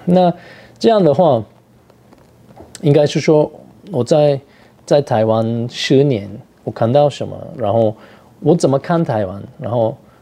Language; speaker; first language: Chinese; non-native, fluent; Turkish